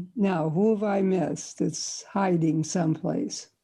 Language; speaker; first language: English; native; English